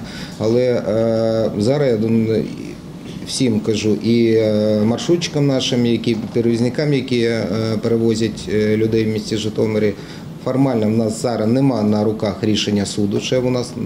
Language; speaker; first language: Ukrainian; native; Ukrainian